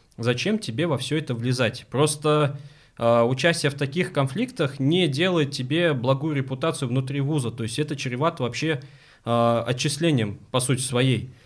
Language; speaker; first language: Russian; non-native, local second language; Uzbek